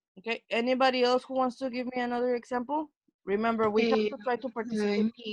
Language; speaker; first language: English; non-native, fluent; Spanish